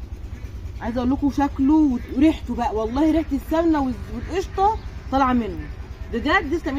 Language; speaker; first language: Arabic; native; Arabic